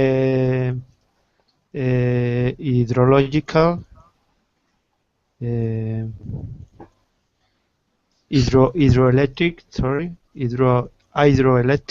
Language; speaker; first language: English; non-native, learner; Spanish